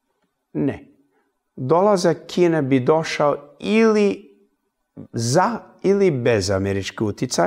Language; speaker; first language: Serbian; early bilingual, heritage; English